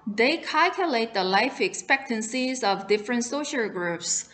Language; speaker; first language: English; non-native, fluent; Korean